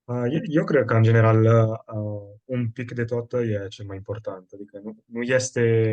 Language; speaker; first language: Romanian; non-native, fluent; Italian